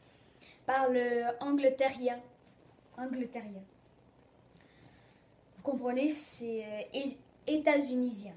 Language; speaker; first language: French; early bilingual, other home language; Portuguese